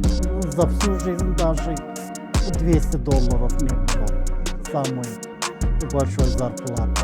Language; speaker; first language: Russian; non-native, local second language; Turkmen